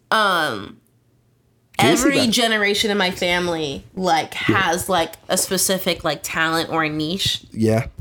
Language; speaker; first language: English; native; English